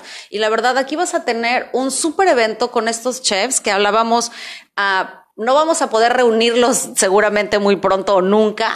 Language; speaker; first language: Spanish; native; Spanish